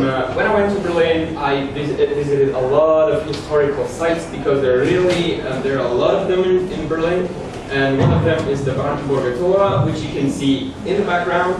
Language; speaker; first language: English; non-native, fluent; German